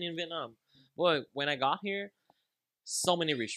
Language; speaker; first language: English; non-native, learner; Vietnamese